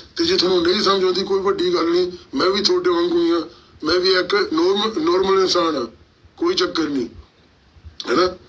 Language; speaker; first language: Punjabi; early bilingual, heritage; Punjabi